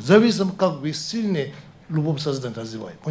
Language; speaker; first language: Russian; non-native, learner; Tibetan